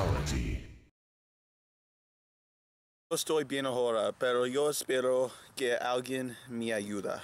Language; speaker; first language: Spanish; non-native, learner; English